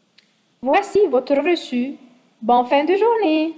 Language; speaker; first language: French; non-native, fluent; English